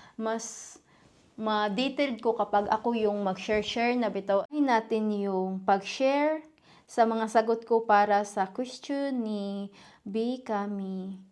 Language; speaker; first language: Filipino; non-native, local second language; Cebuano